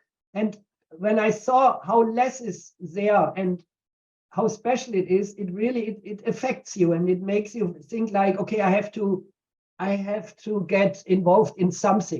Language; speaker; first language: English; non-native, fluent; German